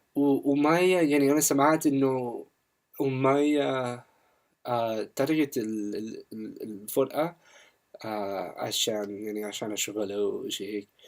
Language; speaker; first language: Arabic; non-native, learner; English